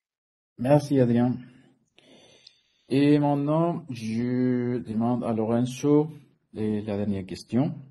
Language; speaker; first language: French; non-native, fluent; Spanish